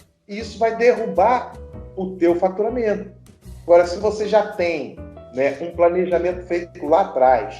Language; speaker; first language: Portuguese; native; Portuguese